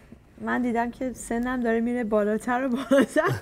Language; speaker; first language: Persian; early bilingual, heritage; Persian